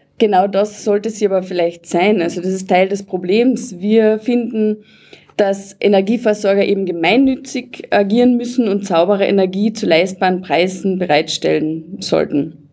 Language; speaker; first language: German; native; German